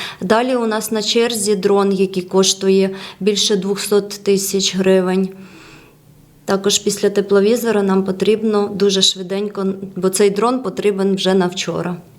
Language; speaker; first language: Ukrainian; non-native, fluent; Georgian